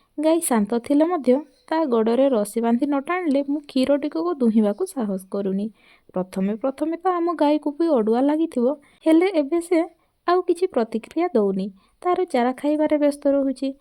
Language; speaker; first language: Odia; non-native, local second language; Santali